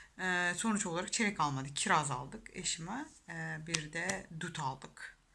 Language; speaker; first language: Turkish; non-native, fluent; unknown